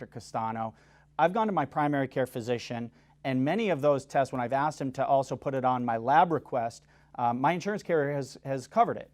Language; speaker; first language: English; native; English